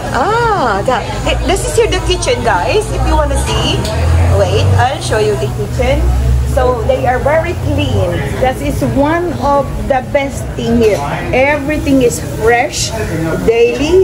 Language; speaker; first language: English; non-native, local second language; Filipino